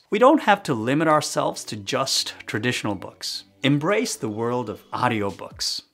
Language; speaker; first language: English; non-native, fluent; Chinese